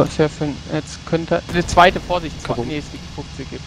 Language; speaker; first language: German; native; German